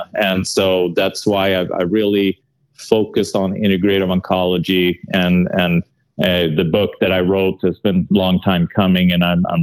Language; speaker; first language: English; non-native, fluent; Swedish